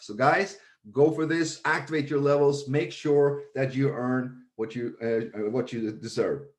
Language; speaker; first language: English; non-native, fluent; Swedish